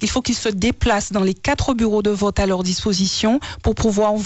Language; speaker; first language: French; native; French